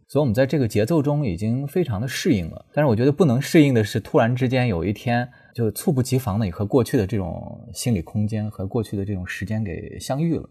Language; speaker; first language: Chinese; native; Chinese